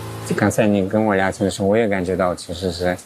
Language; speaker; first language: Chinese; non-native, fluent; English